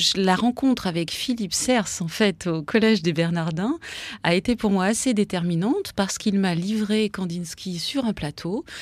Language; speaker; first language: French; native; French